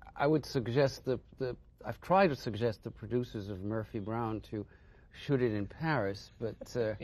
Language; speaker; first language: English; non-native, fluent; French